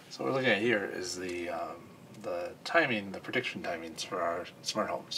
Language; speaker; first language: English; native; English